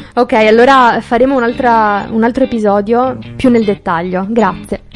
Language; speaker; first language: Italian; non-native, fluent; Albanian